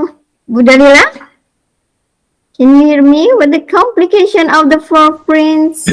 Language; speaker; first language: English; non-native, learner; Indonesian